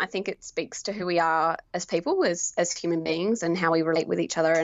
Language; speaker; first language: English; native; English